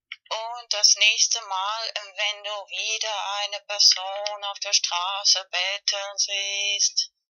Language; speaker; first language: German; non-native, learner; Spanish